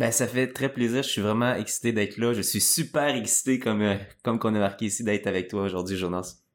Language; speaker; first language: French; native; French